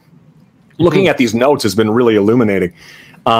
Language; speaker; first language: English; native; English